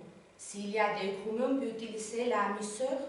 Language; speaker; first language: French; non-native, learner; Spanish